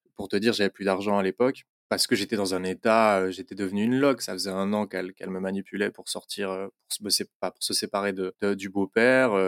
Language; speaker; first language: French; native; French